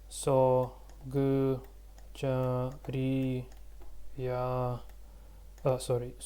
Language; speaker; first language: Korean; non-native, learner; Russian